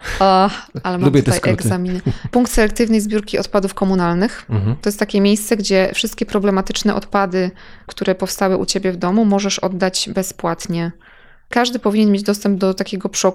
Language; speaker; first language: Polish; native; Polish